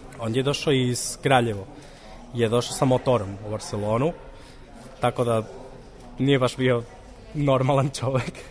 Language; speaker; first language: Serbian; non-native, fluent; Catalan